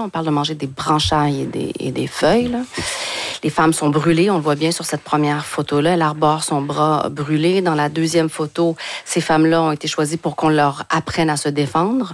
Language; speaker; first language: French; native; French